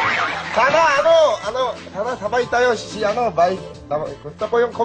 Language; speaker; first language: Filipino; non-native, learner; Korean